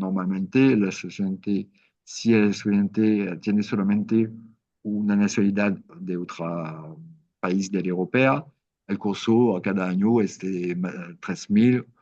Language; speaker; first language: Spanish; non-native, learner; French